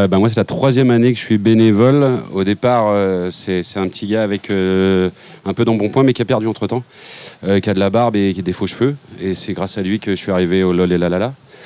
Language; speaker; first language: French; native; French